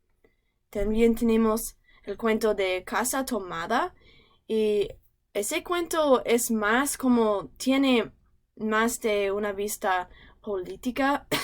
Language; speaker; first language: Spanish; non-native, learner; English